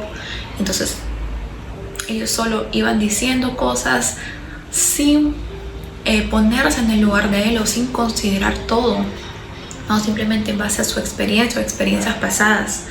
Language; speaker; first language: Spanish; native; Spanish